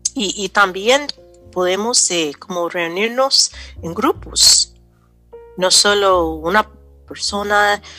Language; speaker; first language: Spanish; non-native, fluent; English